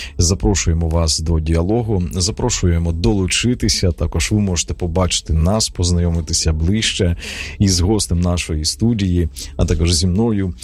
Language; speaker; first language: Ukrainian; native; Ukrainian